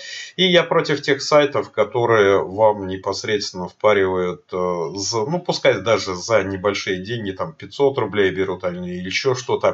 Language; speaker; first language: Russian; native; Russian